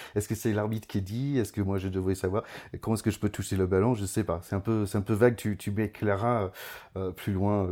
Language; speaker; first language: French; non-native, fluent; English